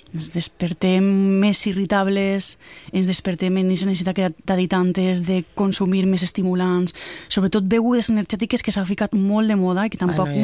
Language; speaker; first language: Catalan; native; Catalan